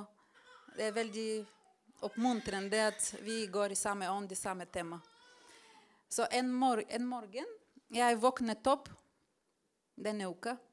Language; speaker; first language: Norwegian; non-native, fluent; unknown